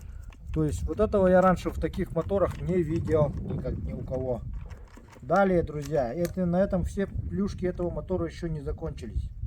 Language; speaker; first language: Russian; native; Russian